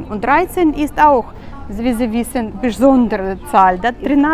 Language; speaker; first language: German; non-native, learner; Russian